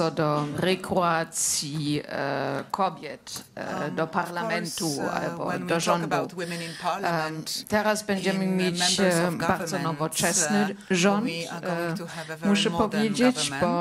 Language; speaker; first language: Polish; non-native, fluent; German